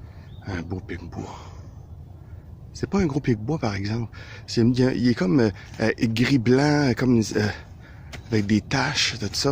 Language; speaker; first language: French; native; French